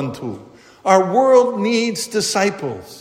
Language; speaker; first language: Chinese; non-native, fluent; English